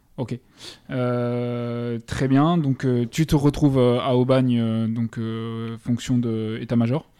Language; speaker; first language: French; native; French